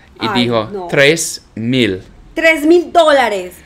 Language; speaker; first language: Spanish; non-native, learner; English